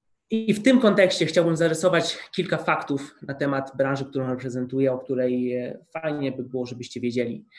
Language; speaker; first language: Polish; native; Polish